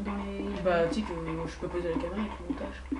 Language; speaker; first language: French; native; French